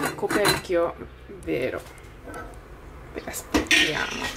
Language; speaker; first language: Italian; non-native, learner; Japanese